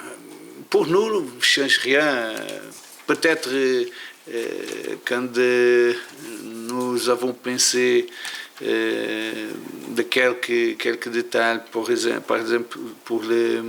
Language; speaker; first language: French; non-native, learner; Portuguese